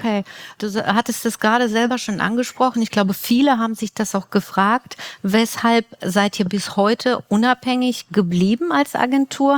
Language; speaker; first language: German; native; German